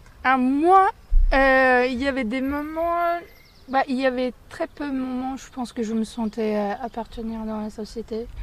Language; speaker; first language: French; non-native, fluent; Turkish